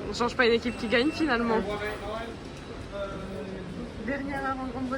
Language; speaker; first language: French; native; French